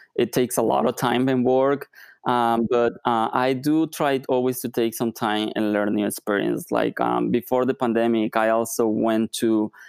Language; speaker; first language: English; non-native, fluent; Spanish